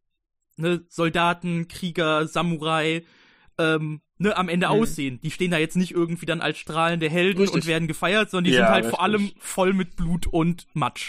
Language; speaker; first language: German; native; German